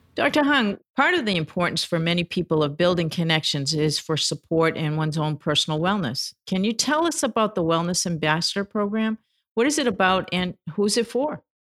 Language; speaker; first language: English; native; English